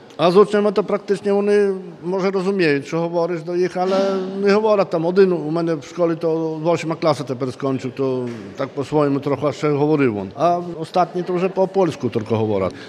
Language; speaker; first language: Ukrainian; native; Ukrainian